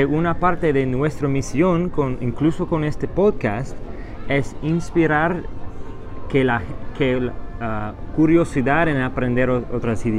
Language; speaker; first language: Spanish; non-native, fluent; English